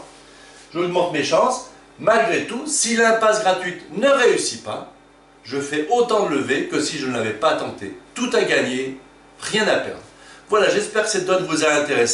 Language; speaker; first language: French; native; French